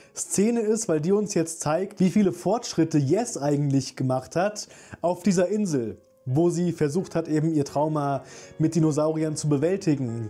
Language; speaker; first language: German; native; German